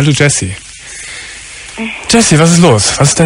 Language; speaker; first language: German; native; German